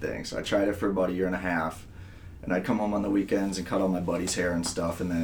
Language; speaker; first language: English; native; English